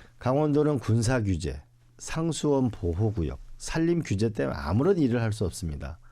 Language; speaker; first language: Korean; native; Korean